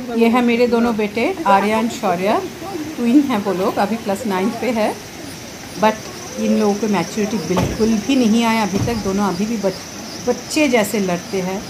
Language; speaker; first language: Hindi; non-native, local second language; Bangla